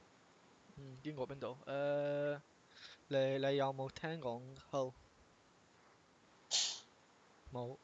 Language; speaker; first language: Cantonese; non-native, learner; English